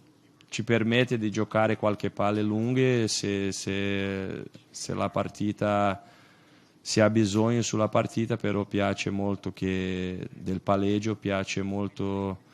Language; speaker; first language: Italian; non-native, fluent; Portuguese